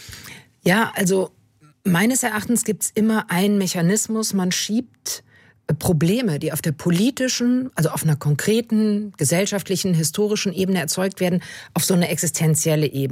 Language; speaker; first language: German; native; German